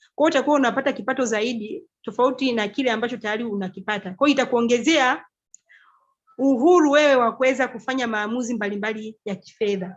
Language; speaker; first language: Swahili; native; Swahili